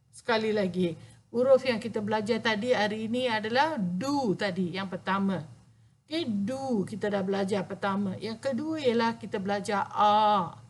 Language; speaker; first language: Malay; non-native, local second language; Tamil